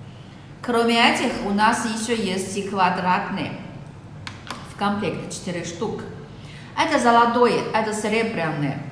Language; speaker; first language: Russian; non-native, learner; Chinese